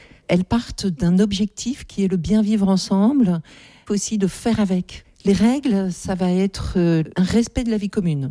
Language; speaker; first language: French; native; French